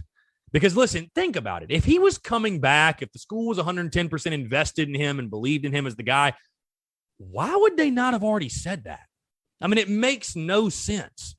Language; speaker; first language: English; native; English